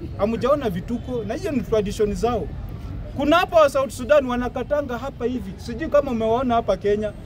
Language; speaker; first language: Swahili; non-native, local second language; Luyia